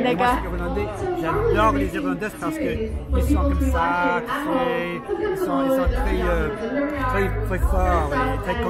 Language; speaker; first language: French; non-native, learner; English